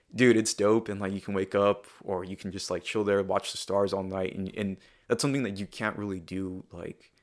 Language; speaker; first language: English; early bilingual, other home language; Spanish